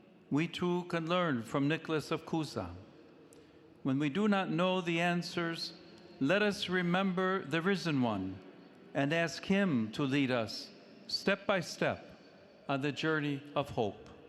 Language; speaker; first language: English; native; English